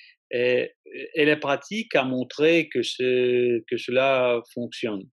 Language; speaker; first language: French; non-native, fluent; Russian